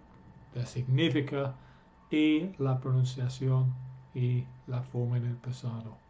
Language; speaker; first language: Spanish; non-native, fluent; English